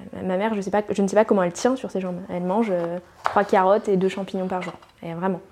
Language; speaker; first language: French; native; French